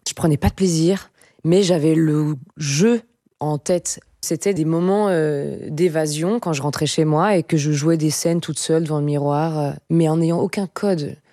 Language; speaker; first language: French; native; French